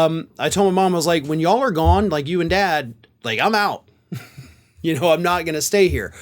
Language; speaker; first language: English; native; English